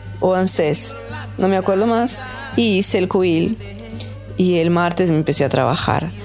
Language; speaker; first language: Spanish; non-native, fluent; Portuguese